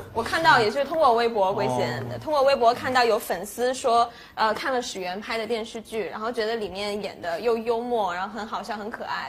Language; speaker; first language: Chinese; native; Chinese